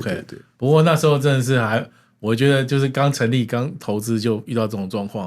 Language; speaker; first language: Chinese; native; Chinese